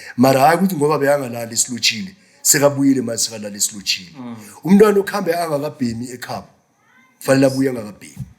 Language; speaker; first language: Zulu; non-native, local second language; South Ndebele